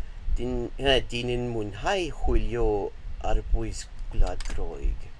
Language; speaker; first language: Welsh; non-native, learner; English